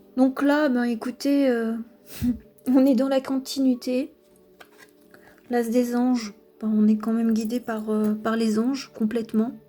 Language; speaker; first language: French; native; French